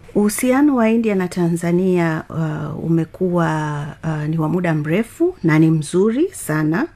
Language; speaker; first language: Swahili; native; Swahili